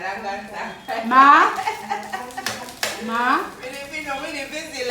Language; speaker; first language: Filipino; non-native, learner; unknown